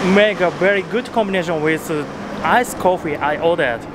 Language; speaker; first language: English; non-native, learner; Japanese